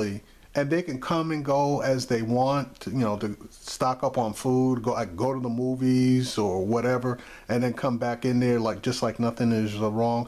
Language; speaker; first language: English; native; English